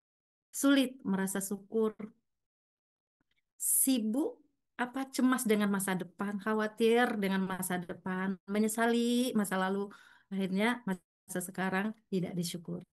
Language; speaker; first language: Indonesian; native; Indonesian